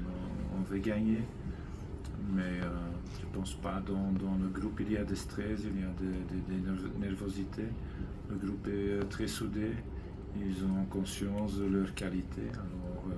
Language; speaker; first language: French; non-native, fluent; Dutch